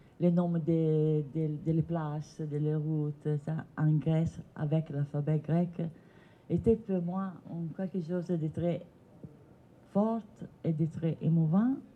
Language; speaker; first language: French; non-native, learner; Italian